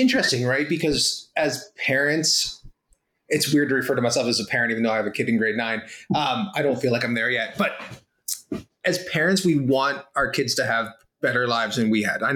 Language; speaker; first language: English; native; English